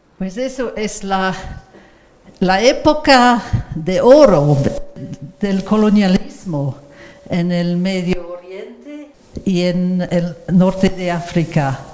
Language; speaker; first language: Spanish; non-native, fluent; English